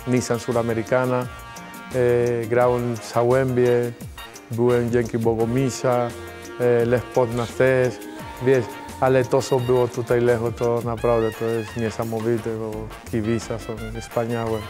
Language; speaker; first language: Polish; non-native, fluent; Spanish